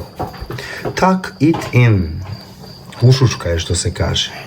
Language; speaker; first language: Croatian; native; Croatian